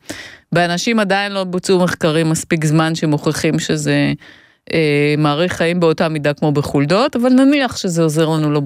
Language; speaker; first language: Hebrew; native; Hebrew